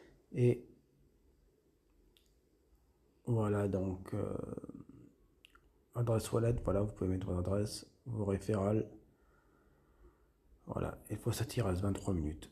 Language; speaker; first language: French; native; French